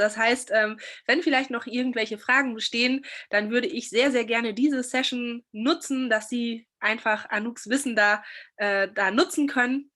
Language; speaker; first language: German; native; German